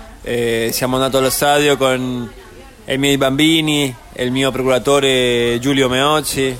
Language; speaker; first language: Italian; non-native, fluent; Spanish